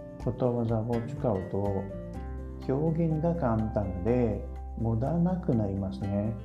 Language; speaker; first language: Japanese; non-native, learner; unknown